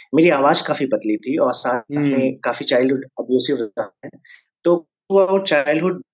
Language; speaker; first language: Hindi; native; Hindi